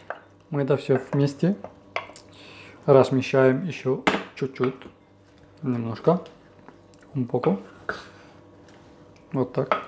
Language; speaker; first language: Russian; non-native, fluent; Spanish